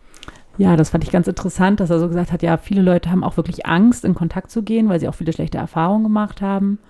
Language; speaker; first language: German; native; German